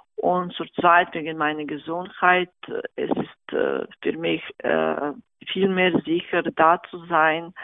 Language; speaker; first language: German; non-native, fluent; Serbian